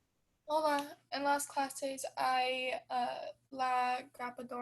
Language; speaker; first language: Spanish; non-native, learner; English